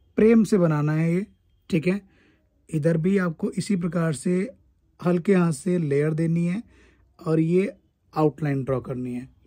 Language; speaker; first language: Hindi; native; Hindi